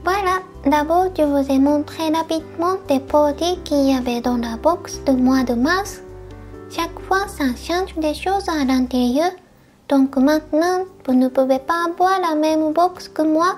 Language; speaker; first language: French; non-native, fluent; Japanese